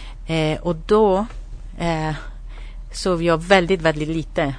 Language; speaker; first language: Swedish; non-native, fluent; Spanish